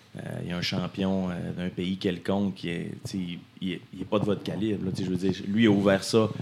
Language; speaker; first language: French; native; French